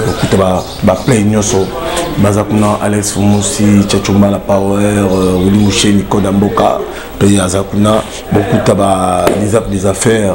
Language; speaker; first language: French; non-native, local second language; Lingala